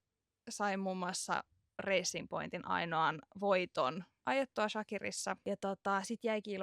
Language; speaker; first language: Finnish; native; Finnish